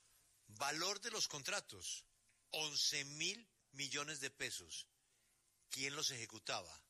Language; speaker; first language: Spanish; native; Spanish